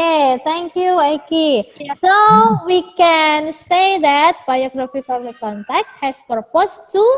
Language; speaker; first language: English; non-native, fluent; Indonesian